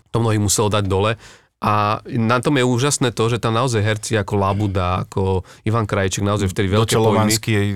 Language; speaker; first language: Slovak; native; Slovak